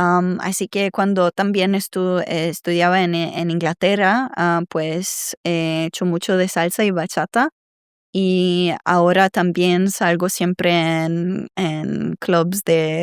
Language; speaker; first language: Spanish; non-native, fluent; Serbian